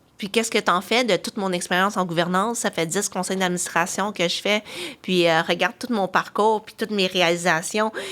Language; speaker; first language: French; early bilingual, other home language; Chinese